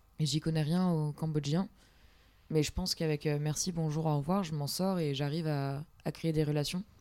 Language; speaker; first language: French; native; French